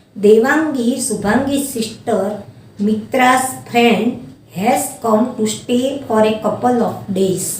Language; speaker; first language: English; non-native, local second language; Gujarati